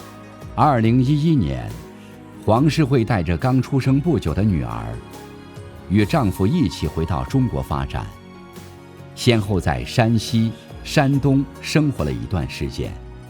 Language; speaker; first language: Chinese; native; Chinese